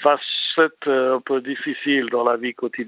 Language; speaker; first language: French; non-native, fluent; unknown